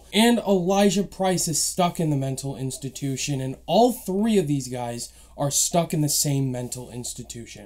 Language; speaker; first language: English; native; English